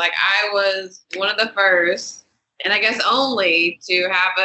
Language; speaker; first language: English; native; English